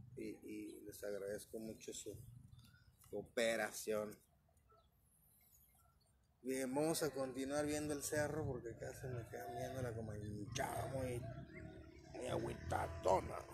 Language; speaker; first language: Spanish; native; Spanish